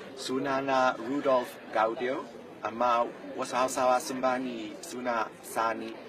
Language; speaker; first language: Hausa; non-native, fluent; English